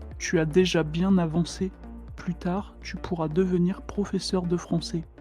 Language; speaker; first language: French; native; French